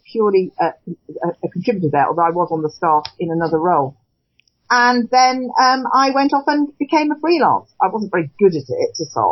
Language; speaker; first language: English; native; English